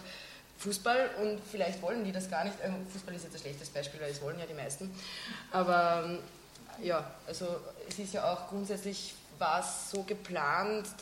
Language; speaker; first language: German; native; German